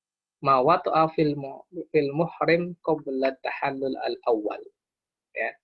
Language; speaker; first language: Arabic; non-native, fluent; Indonesian